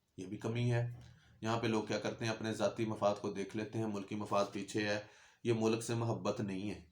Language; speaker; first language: Urdu; non-native, local second language; Punjabi